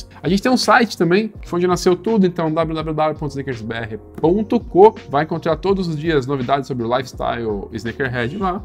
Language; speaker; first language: Portuguese; native; Portuguese